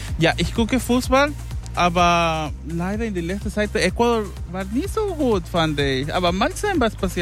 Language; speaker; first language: German; non-native, fluent; Spanish